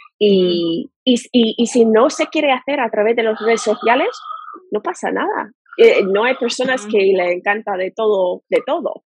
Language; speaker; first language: Spanish; non-native, fluent; English